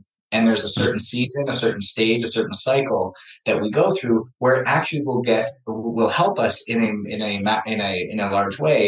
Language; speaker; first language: English; native; English